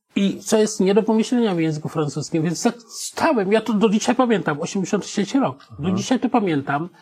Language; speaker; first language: Polish; non-native, fluent; Wolof